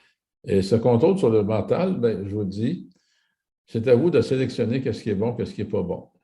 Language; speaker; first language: French; native; French